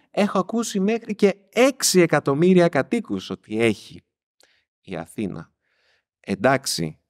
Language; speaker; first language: Greek; native; Greek